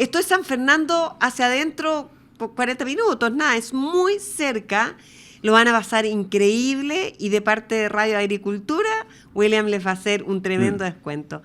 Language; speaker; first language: Spanish; native; Spanish